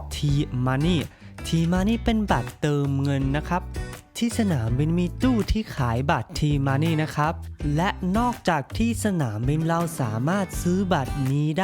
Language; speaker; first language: Thai; non-native, fluent; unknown